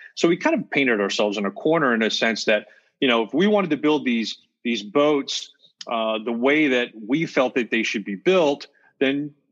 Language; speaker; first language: English; native; English